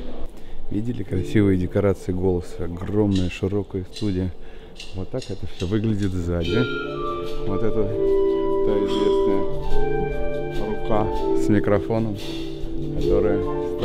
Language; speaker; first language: Russian; native; Russian